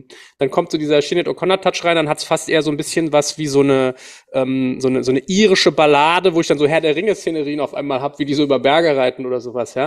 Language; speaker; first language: German; native; German